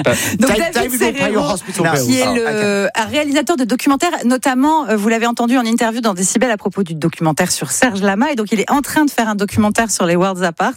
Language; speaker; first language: French; native; French